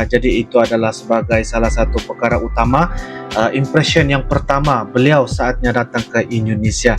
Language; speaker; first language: Indonesian; non-native, local second language; Malay